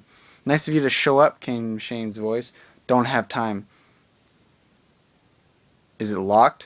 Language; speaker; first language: English; native; English